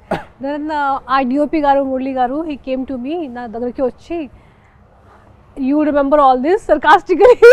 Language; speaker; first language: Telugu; non-native, fluent; Hindi